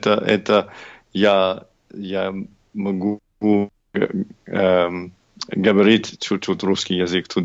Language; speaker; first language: Russian; non-native, learner; English